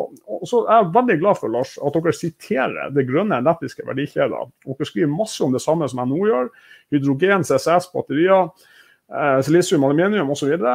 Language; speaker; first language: Norwegian; native; Norwegian